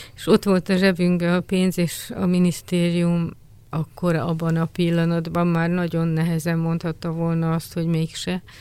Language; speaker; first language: Hungarian; native; Hungarian